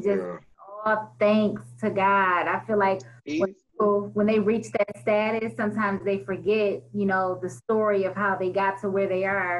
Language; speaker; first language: English; native; English